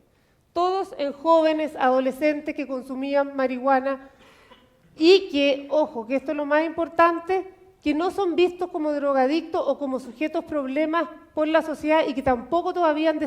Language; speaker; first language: Spanish; native; Spanish